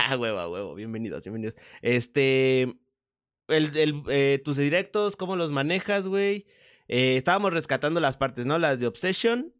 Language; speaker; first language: Spanish; native; Spanish